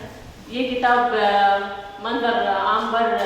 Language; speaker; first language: Hindi; non-native, fluent; Arabic